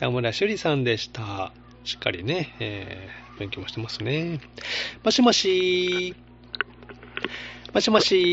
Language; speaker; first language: Japanese; native; Japanese